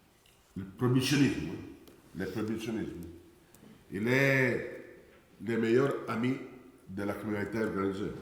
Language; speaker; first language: French; non-native, fluent; Italian